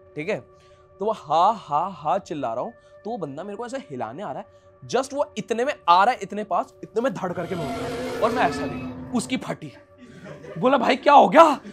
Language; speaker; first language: Hindi; non-native, local second language; Odia